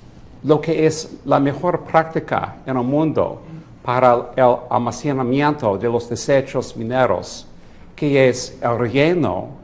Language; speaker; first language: Spanish; non-native, fluent; English